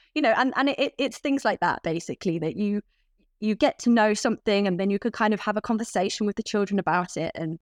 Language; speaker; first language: English; native; English